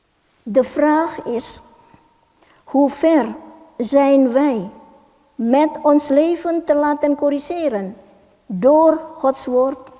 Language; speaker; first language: Dutch; non-native, fluent; Indonesian